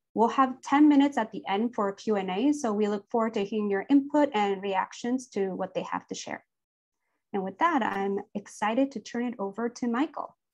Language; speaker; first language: English; native; English